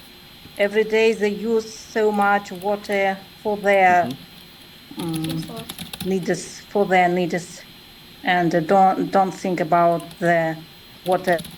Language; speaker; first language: English; non-native, learner; Kazakh